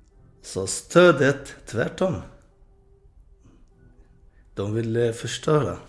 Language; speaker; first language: Swedish; non-native, fluent; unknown